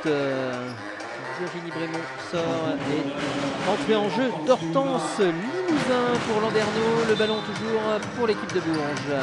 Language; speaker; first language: French; native; French